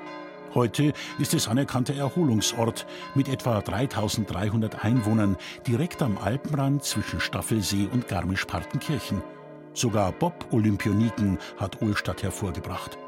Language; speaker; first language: German; native; German